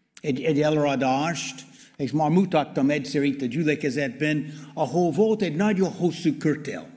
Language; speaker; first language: Hungarian; non-native, learner; English